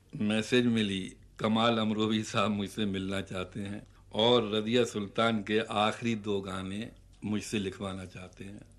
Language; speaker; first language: Urdu; native; Urdu